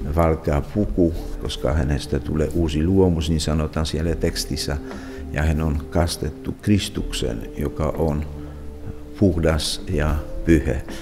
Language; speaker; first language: Finnish; non-native, fluent; Polish